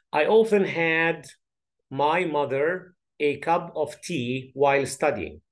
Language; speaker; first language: English; non-native, fluent; Arabic